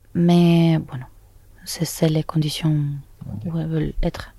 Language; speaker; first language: French; non-native, fluent; Spanish